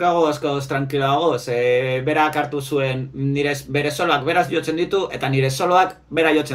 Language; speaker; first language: Basque; non-native, local second language; Spanish